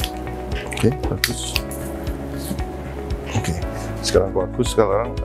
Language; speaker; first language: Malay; non-native, local second language; Javanese